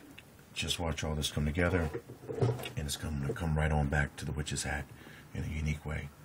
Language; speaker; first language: English; native; English